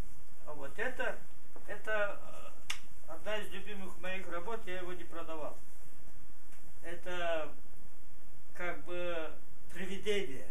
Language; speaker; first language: Russian; non-native, local second language; Gagauz